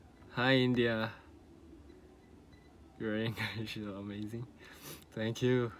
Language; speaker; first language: English; non-native, learner; Korean